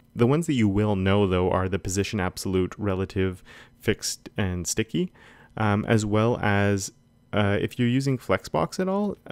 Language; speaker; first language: English; native; English